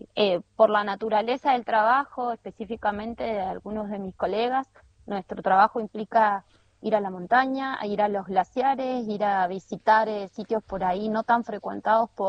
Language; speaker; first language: Spanish; native; Spanish